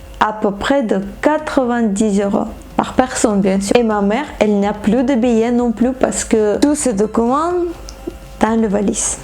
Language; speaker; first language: French; non-native, fluent; Ukrainian